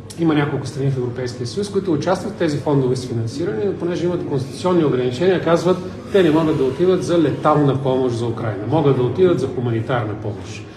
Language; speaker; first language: Bulgarian; native; Bulgarian